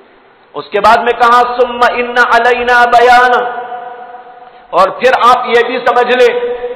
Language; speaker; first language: Urdu; native; Urdu